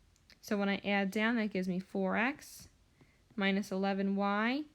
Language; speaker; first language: English; native; English